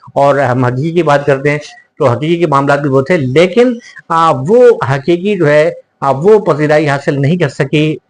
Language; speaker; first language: Urdu; native; Urdu